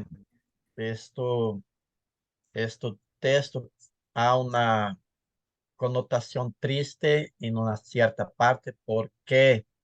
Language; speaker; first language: Spanish; non-native, fluent; Portuguese